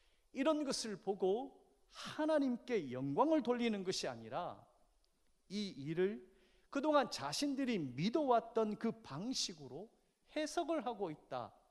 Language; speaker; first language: Korean; native; Korean